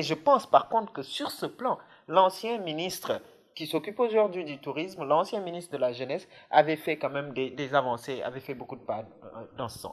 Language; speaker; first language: French; non-native, local second language; Wolof